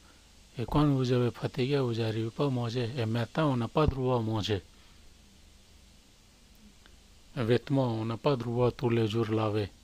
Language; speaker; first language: French; non-native, learner; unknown